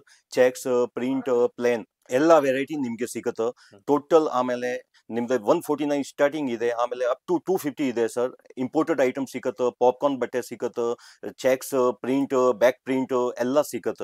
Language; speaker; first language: Kannada; non-native, local second language; Telugu